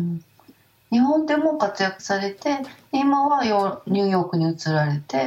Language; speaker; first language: Japanese; native; Japanese